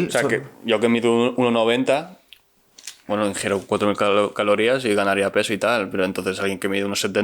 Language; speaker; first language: Spanish; native; Spanish